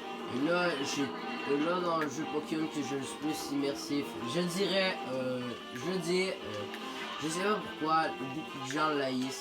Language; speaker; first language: French; native; French